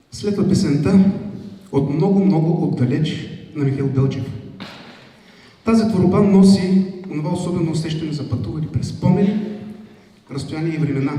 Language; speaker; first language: Bulgarian; native; Bulgarian